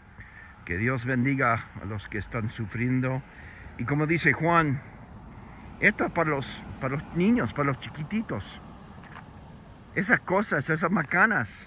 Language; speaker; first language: Spanish; non-native, fluent; English